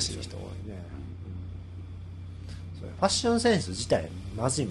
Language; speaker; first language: Japanese; native; Japanese